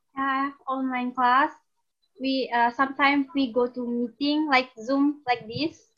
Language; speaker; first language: English; non-native, learner; Indonesian